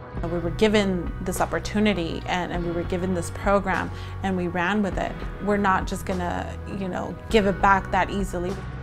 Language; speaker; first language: English; early bilingual, other home language; Spanish